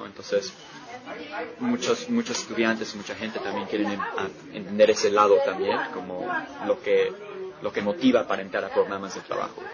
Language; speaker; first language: Spanish; non-native, learner; English